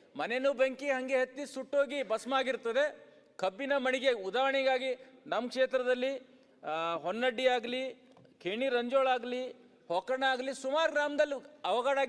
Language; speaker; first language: Kannada; native; Kannada